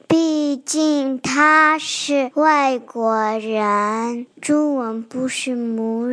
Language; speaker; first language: Chinese; early bilingual, heritage; Chinese